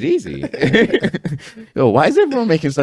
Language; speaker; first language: English; native; English